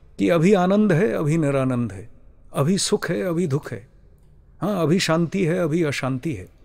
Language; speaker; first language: Hindi; native; Hindi